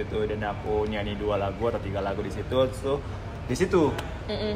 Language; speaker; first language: Indonesian; non-native, fluent; Japanese